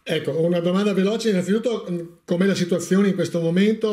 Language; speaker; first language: Italian; native; Italian